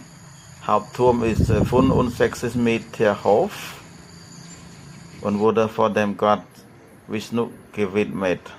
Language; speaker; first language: German; non-native, learner; Khmer